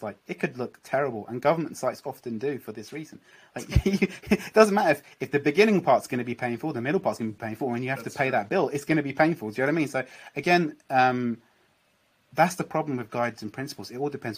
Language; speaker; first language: English; native; English